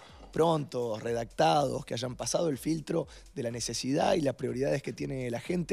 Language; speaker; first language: Spanish; native; Spanish